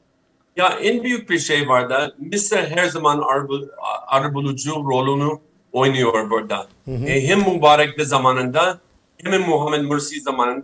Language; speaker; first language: Turkish; non-native, fluent; English